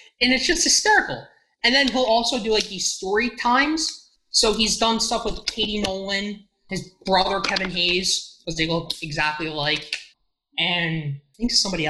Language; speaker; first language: English; native; English